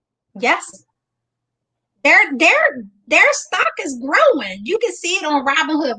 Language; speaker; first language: English; native; English